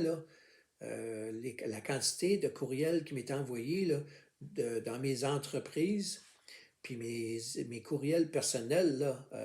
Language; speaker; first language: French; native; French